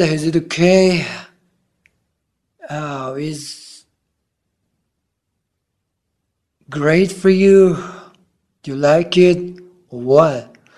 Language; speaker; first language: English; non-native, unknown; Persian